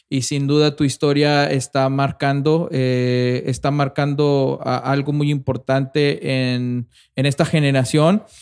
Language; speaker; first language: Spanish; native; Spanish